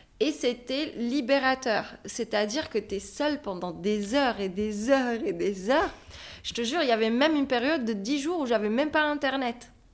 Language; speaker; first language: French; non-native, local second language; Arabic